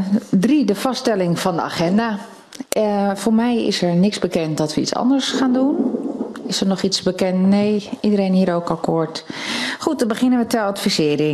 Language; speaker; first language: Dutch; native; Dutch